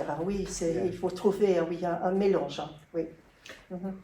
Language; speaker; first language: French; non-native, learner; English